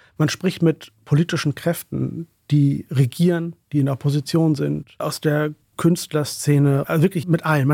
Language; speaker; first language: German; early bilingual, other home language; Urdu